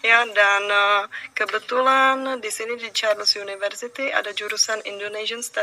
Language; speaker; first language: Indonesian; non-native, fluent; Czech